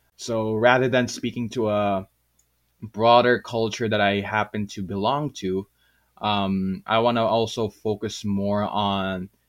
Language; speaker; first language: English; non-native, local second language; Filipino